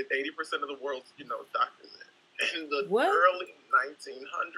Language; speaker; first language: English; native; English